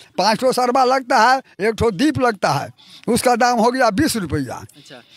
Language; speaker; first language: Hindi; native; Hindi